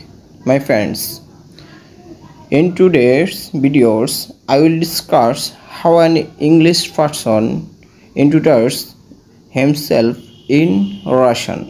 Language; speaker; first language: English; non-native, learner; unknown